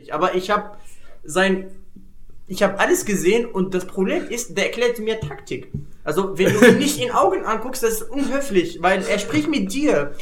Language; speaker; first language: German; non-native, fluent; Arabic